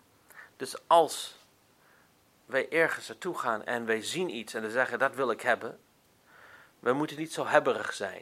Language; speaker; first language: Dutch; non-native, fluent; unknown